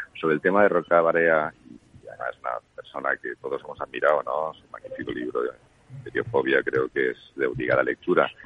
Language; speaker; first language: Spanish; non-native, local second language; Catalan